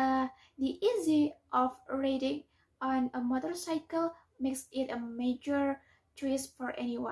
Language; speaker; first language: English; non-native, learner; Indonesian